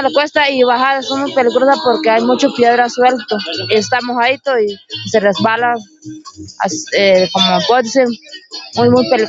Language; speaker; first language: Spanish; non-native, local second language; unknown